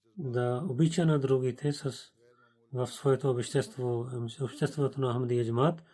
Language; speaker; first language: Bulgarian; non-native, fluent; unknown